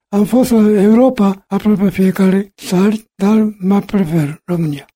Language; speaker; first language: Romanian; non-native, learner; Japanese